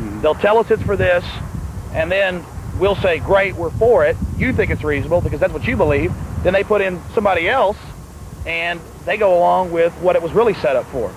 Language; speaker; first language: English; native; English